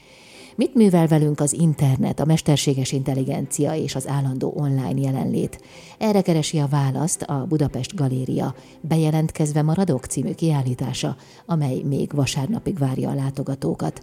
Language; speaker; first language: Hungarian; native; Hungarian